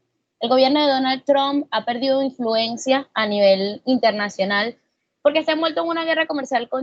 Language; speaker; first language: Spanish; native; Spanish